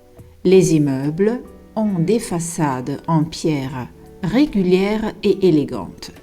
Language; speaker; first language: French; non-native, fluent; Italian